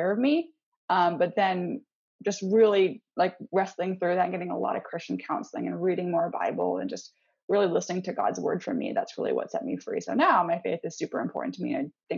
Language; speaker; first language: English; native; English